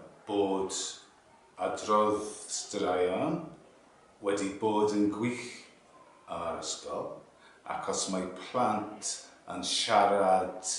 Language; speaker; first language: Welsh; non-native, learner; English